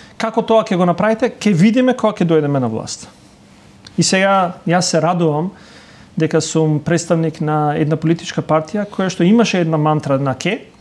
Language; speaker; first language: Macedonian; non-native, local second language; Albanian